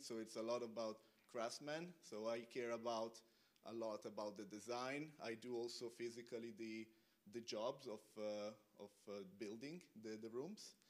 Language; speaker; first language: English; non-native, fluent; Italian